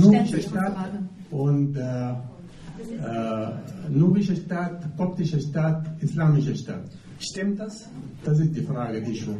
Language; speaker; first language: German; non-native, fluent; Arabic